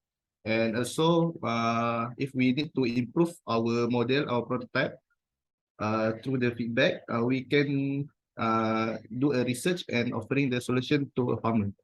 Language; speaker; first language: English; non-native, fluent; Malay